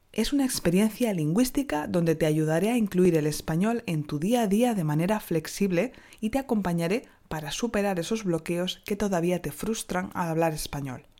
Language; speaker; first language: Spanish; native; Spanish